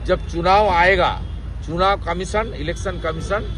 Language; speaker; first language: Hindi; non-native, local second language; Bangla